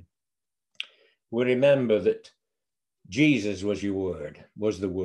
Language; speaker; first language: English; native; English